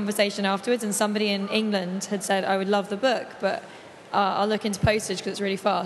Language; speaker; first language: English; native; English